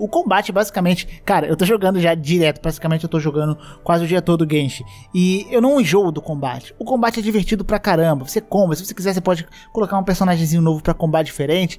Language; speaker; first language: Portuguese; native; Portuguese